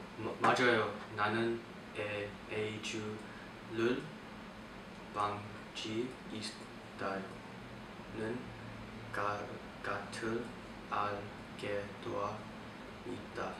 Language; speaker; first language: Korean; non-native, learner; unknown